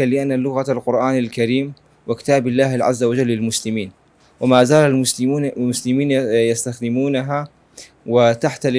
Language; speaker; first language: Arabic; non-native, learner; Central Kurdish